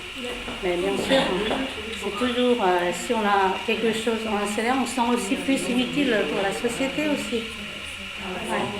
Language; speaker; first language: French; non-native, fluent; Chinese